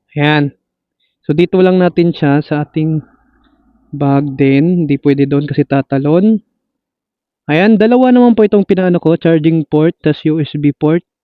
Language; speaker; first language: Filipino; non-native, local second language; Cebuano